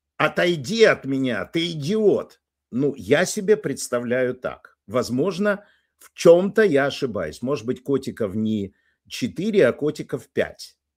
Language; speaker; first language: Russian; native; Russian